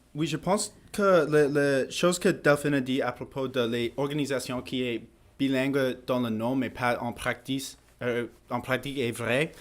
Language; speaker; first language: French; non-native, learner; English